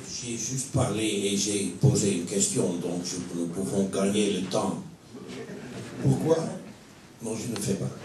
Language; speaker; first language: French; non-native, fluent; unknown